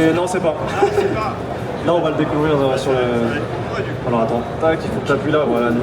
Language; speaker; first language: French; native; French